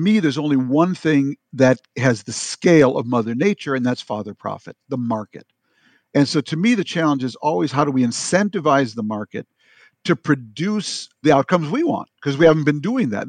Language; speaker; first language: English; native; English